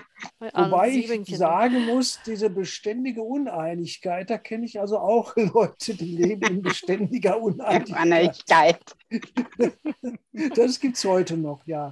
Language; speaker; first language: German; native; German